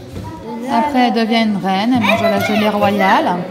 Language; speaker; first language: French; native; French